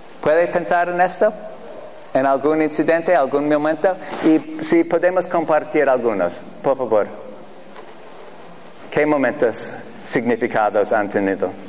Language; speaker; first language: Spanish; non-native, fluent; English